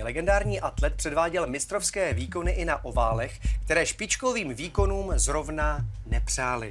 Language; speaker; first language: Czech; native; Czech